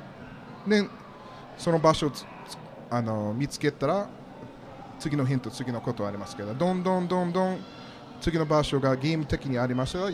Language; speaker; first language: Japanese; non-native, learner; English